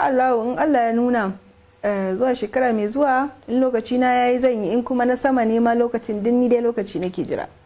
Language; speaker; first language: Hausa; native; Hausa